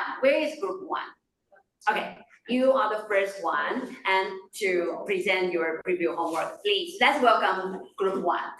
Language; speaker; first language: English; non-native, fluent; Chinese